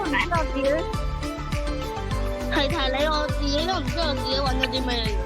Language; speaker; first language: Chinese; early bilingual, heritage; Cantonese